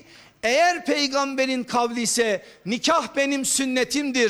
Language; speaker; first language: Turkish; native; Turkish